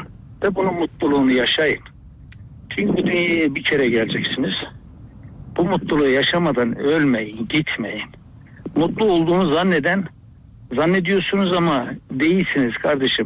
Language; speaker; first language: Turkish; native; Turkish